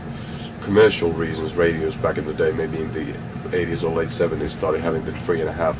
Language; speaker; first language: English; non-native, fluent; Finnish